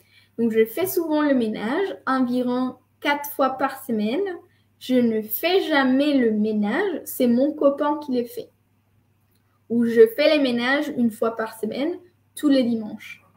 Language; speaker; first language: French; non-native, fluent; Spanish